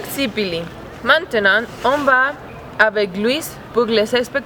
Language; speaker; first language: French; non-native, learner; Spanish